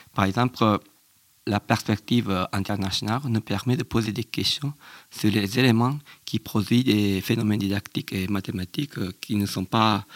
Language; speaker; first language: French; non-native, fluent; Japanese